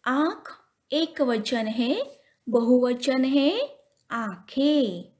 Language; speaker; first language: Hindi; non-native, local second language; Marathi